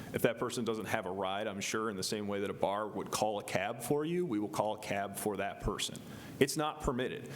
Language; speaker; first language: English; native; English